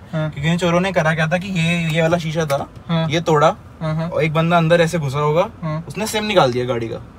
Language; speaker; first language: Hindi; native; Hindi